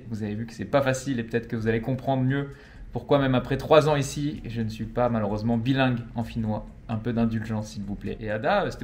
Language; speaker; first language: French; native; French